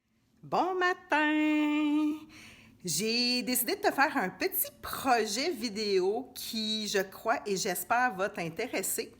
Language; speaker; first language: French; native; French